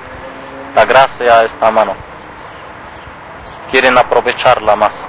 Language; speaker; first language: Spanish; non-native, learner; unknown